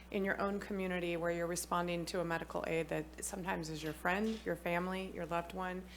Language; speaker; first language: English; native; English